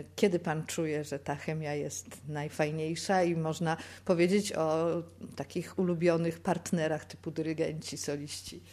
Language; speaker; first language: Polish; native; Polish